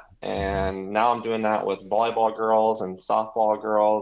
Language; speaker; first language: English; native; English